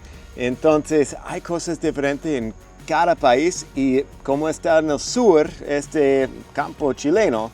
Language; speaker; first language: Spanish; non-native, fluent; English